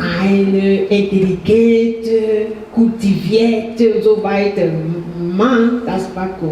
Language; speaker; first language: German; non-native, fluent; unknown